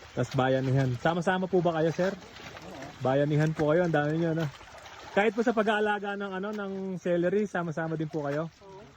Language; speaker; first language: Filipino; native; Filipino